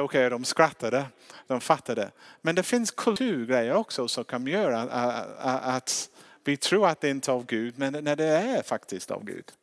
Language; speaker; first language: Swedish; non-native, fluent; English